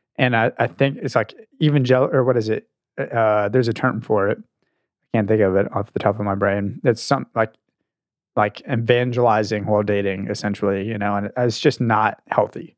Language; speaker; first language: English; native; English